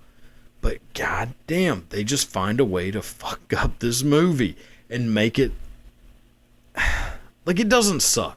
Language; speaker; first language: English; native; English